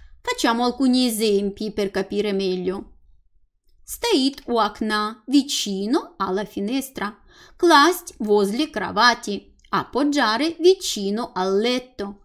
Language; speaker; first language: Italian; non-native, fluent; Russian